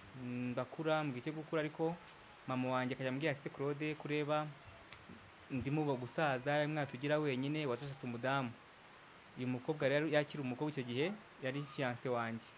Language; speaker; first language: Kinyarwanda; native; Kinyarwanda